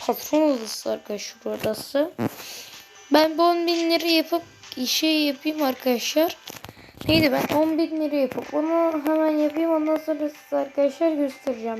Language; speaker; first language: Turkish; native; Turkish